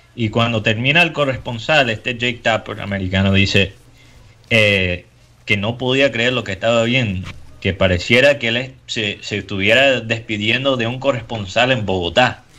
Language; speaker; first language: Spanish; early bilingual, heritage; Spanish